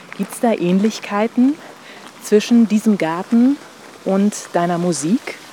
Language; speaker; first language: German; native; German